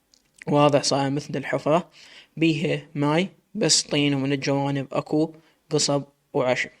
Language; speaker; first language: Arabic; native; Arabic